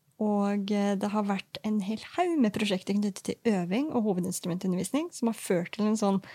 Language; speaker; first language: Norwegian; native; Norwegian